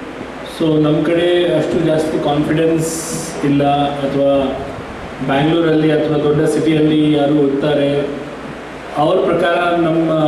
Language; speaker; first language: Kannada; non-native, fluent; Marathi